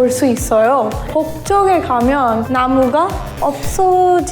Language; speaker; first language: Korean; non-native, fluent; Hindi